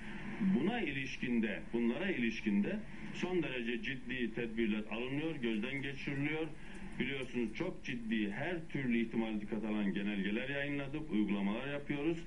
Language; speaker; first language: Turkish; native; Turkish